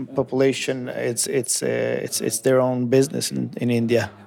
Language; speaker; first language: English; non-native, fluent; Italian